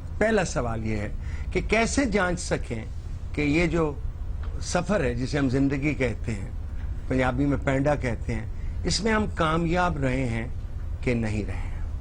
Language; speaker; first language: Urdu; non-native, local second language; Punjabi